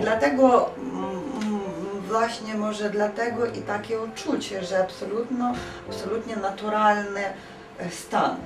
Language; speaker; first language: Polish; non-native, fluent; Ukrainian